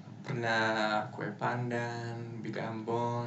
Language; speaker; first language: Indonesian; non-native, fluent; English